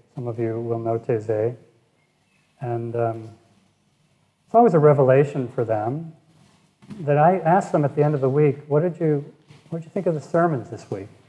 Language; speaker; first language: English; native; English